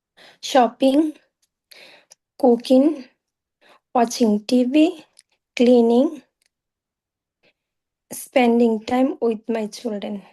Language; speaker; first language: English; non-native, learner; Bangla